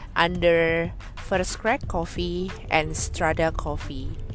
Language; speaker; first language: English; non-native, fluent; Indonesian